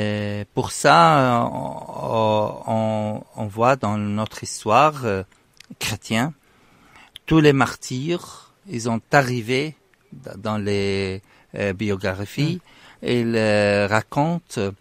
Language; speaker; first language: French; non-native, fluent; Arabic